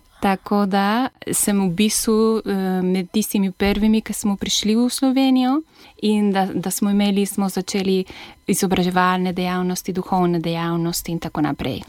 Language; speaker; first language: Slovenian; non-native, fluent; Spanish